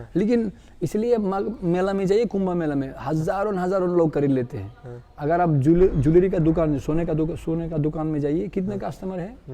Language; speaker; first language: Hindi; non-native, fluent; Russian